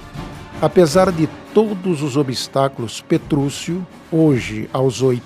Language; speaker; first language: Portuguese; native; Portuguese